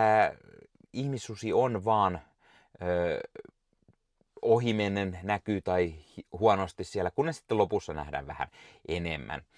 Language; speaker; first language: Finnish; native; Finnish